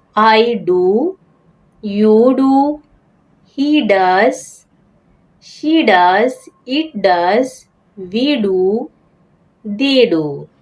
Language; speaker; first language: English; non-native, local second language; Urdu